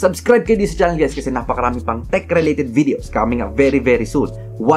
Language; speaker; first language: Filipino; native; Filipino